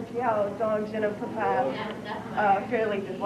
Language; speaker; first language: French; non-native, learner; English